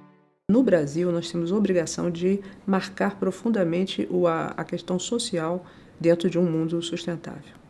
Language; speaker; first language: Portuguese; native; Portuguese